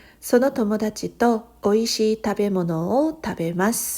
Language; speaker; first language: Japanese; non-native, fluent; Korean